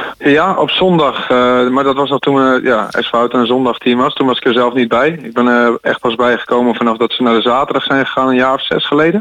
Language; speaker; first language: Dutch; native; Dutch